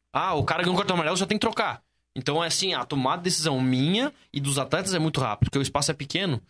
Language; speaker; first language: Portuguese; native; Portuguese